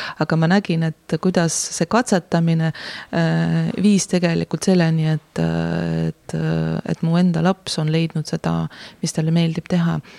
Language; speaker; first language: Estonian; non-native, local second language; Russian